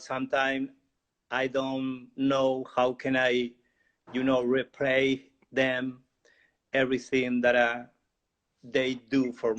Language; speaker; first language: English; non-native, learner; Spanish